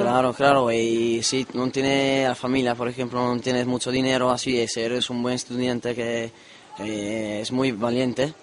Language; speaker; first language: Spanish; non-native, learner; Italian